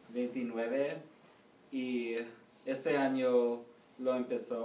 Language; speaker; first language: Spanish; non-native, learner; English